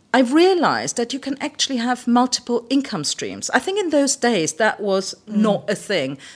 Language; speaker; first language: English; early bilingual, other home language; German